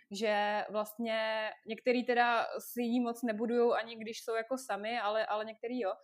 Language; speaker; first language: Czech; non-native, fluent; Russian